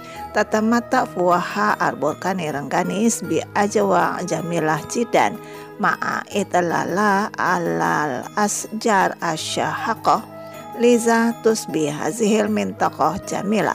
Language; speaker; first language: Arabic; non-native, learner; Indonesian